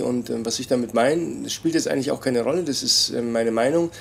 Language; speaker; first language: German; native; German